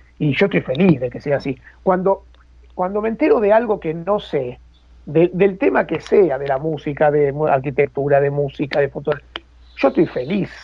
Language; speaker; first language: Spanish; native; Spanish